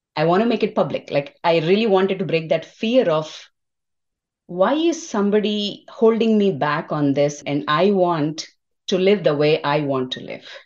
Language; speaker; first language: English; non-native, local second language; Telugu